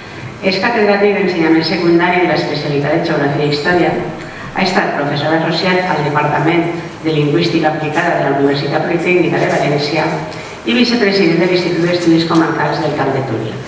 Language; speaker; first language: Catalan; native; Catalan